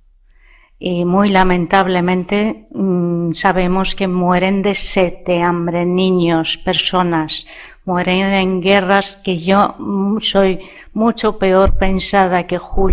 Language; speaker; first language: Spanish; non-native, fluent; Persian